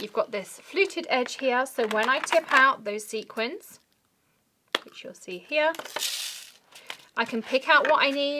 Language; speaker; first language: English; native; English